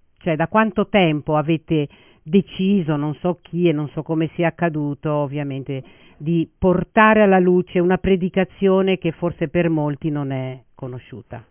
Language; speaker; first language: Italian; native; Italian